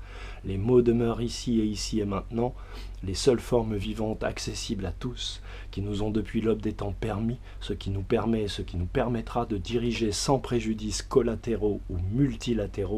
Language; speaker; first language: French; native; French